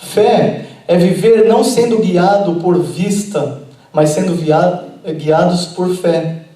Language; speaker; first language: Portuguese; native; Portuguese